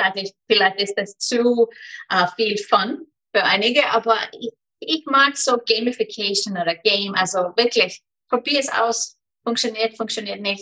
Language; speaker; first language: German; non-native, fluent; Icelandic